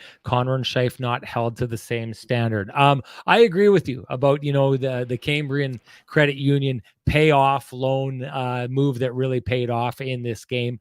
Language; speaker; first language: English; native; English